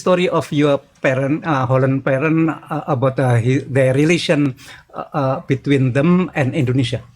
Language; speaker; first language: English; non-native, learner; Indonesian